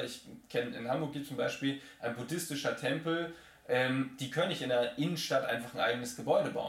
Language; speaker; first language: German; native; German